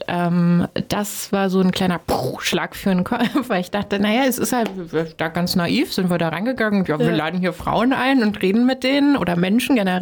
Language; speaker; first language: German; native; German